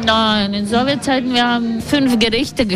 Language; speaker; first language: German; non-native, learner; Latvian